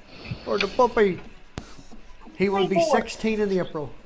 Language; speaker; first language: English; native; English